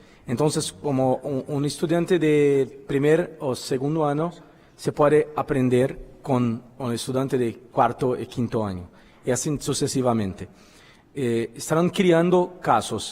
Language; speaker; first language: Spanish; non-native, fluent; Portuguese